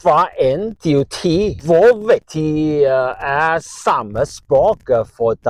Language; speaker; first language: Norwegian; non-native, learner; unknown